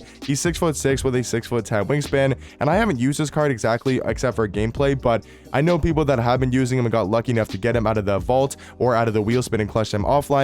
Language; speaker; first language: English; native; English